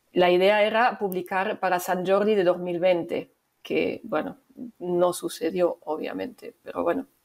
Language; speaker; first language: Spanish; non-native, fluent; German